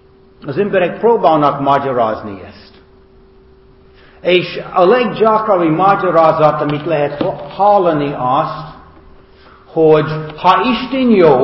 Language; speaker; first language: Hungarian; non-native, fluent; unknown